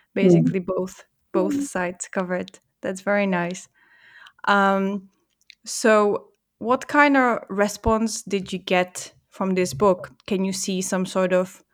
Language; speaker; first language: English; non-native, fluent; Czech